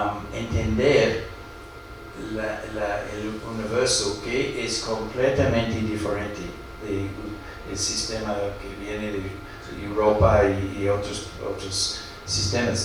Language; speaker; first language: Spanish; non-native, fluent; English